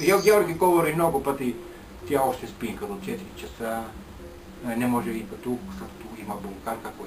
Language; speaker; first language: Bulgarian; non-native, learner; Finnish